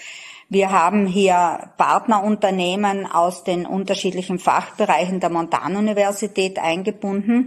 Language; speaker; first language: German; native; German